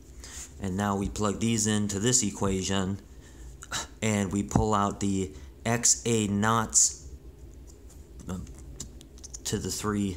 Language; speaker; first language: English; native; English